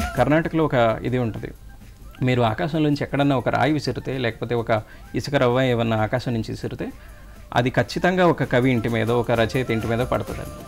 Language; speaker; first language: Telugu; native; Telugu